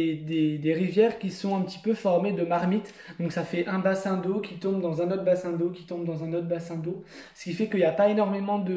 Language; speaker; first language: French; native; French